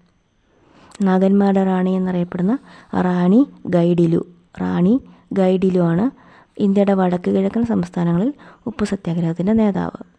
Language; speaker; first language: Malayalam; native; Malayalam